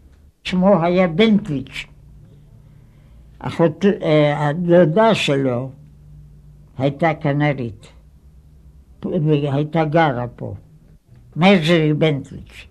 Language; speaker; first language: Hebrew; non-native, fluent; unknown